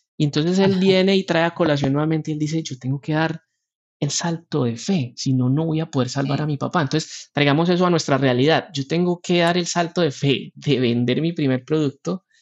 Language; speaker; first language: Spanish; native; Spanish